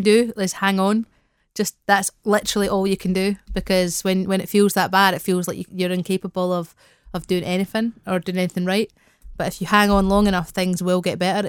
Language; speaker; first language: English; native; English